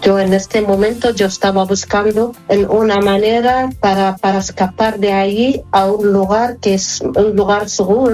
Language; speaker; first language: Spanish; non-native, learner; Arabic